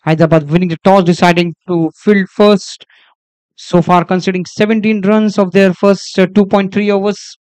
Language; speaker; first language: English; non-native, local second language; Marathi